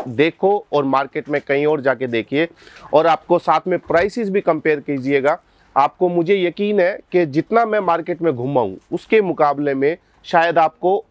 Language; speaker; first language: Hindi; native; Hindi